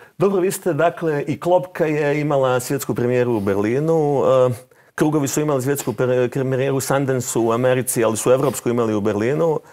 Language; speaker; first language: Serbian; native; Serbian